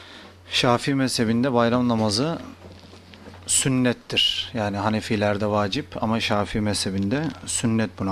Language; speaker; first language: Turkish; native; Turkish